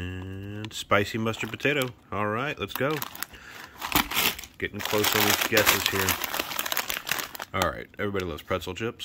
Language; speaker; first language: English; native; English